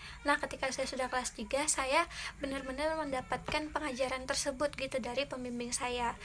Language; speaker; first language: Indonesian; native; Indonesian